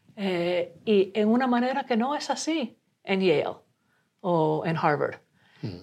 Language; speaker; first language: Spanish; early bilingual, heritage; Spanish